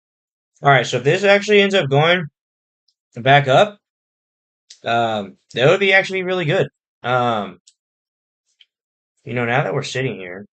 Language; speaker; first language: English; native; English